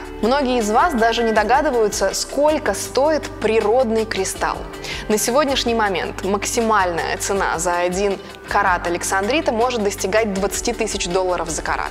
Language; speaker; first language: Russian; native; Russian